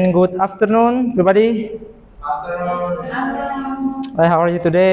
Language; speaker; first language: English; non-native, learner; Indonesian